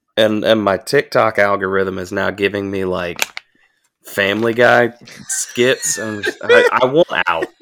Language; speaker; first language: English; native; English